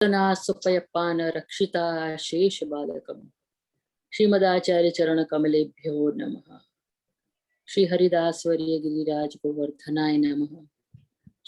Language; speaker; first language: Hindi; non-native, local second language; Gujarati